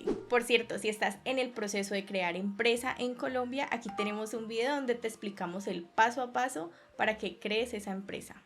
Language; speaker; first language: Spanish; native; Spanish